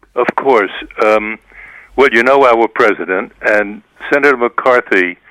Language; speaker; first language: English; native; English